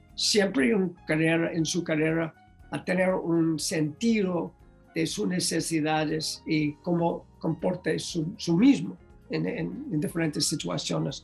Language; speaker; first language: Spanish; non-native, learner; English